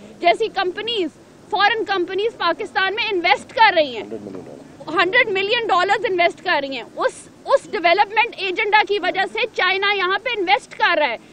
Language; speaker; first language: Urdu; non-native, local second language; Punjabi